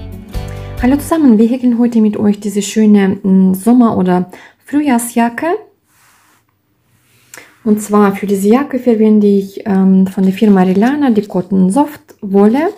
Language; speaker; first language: German; non-native, fluent; Russian